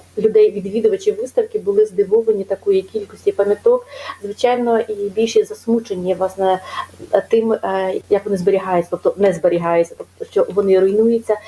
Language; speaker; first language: Ukrainian; native; Ukrainian